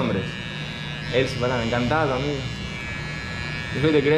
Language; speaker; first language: Spanish; non-native, learner; Greek